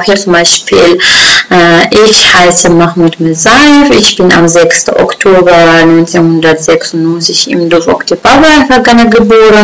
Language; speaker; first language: German; non-native, fluent; Uzbek